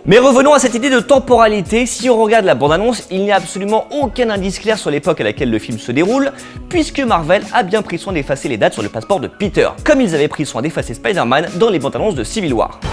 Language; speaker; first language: French; native; French